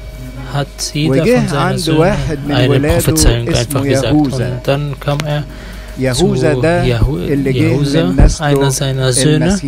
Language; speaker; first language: German; non-native, fluent; Arabic